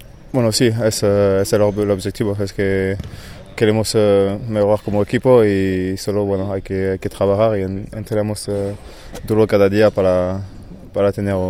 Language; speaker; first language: Spanish; non-native, fluent; French